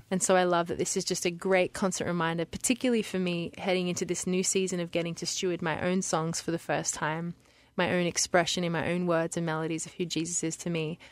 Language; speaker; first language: English; native; English